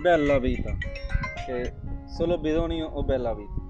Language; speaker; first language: Italian; non-native, learner; Urdu